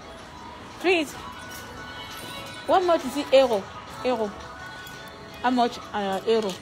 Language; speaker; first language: English; non-native, learner; French